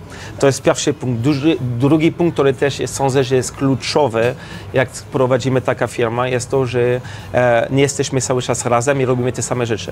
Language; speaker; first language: Polish; non-native, learner; French